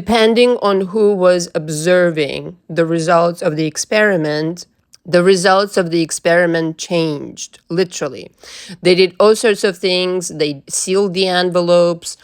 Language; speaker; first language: English; non-native, fluent; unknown